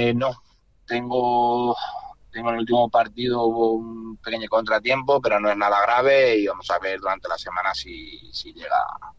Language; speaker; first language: Spanish; native; Spanish